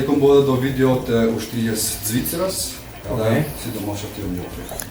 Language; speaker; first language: Albanian; non-native, learner; Bosnian